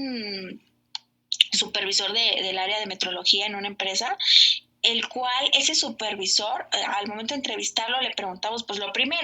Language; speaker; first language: Spanish; native; Spanish